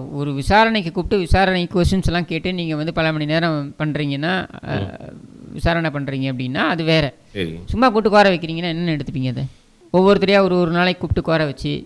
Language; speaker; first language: Tamil; native; Tamil